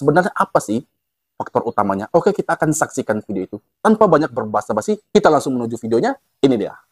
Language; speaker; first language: Indonesian; native; Indonesian